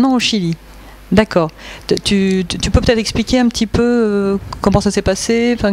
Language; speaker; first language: French; native; French